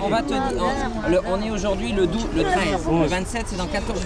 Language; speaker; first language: French; native; French